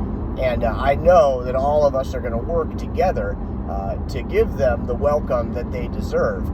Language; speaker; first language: English; native; English